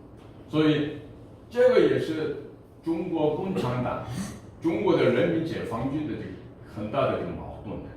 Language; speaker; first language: Chinese; non-native, fluent; Korean